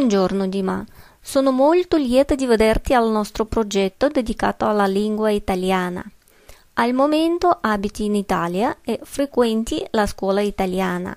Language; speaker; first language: Italian; non-native, fluent; Russian